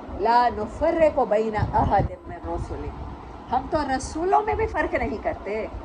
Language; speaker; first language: Urdu; non-native, local second language; Saraiki